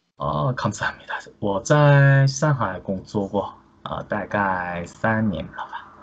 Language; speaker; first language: Chinese; non-native, fluent; Korean